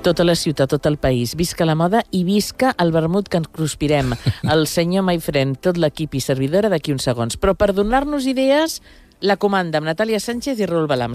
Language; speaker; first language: Catalan; native; Catalan